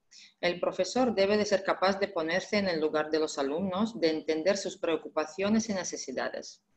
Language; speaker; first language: Spanish; non-native, fluent; Russian